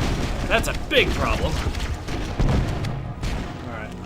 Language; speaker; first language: English; native; English